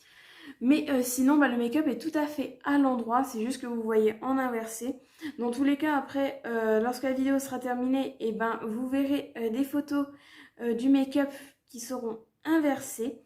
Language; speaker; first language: French; native; French